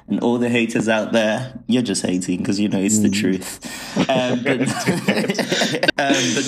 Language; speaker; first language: English; non-native, local second language; Ganda